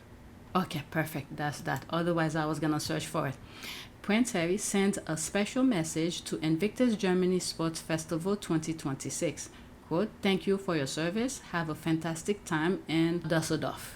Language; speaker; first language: English; native; English